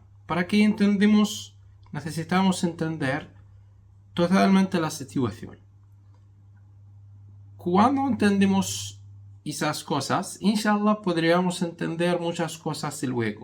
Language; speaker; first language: Spanish; non-native, fluent; Arabic